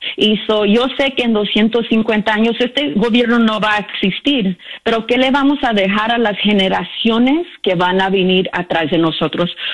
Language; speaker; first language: Spanish; early bilingual, heritage; Spanish